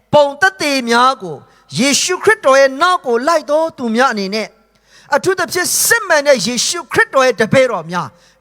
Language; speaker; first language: Burmese; non-native, local second language; Hakha Chin